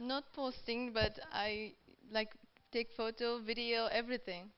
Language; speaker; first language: English; non-native, learner; Nepali